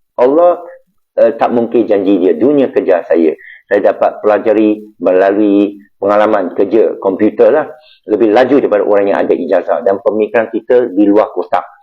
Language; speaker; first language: Malay; non-native, local second language; Chinese